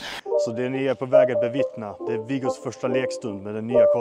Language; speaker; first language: Swedish; native; Swedish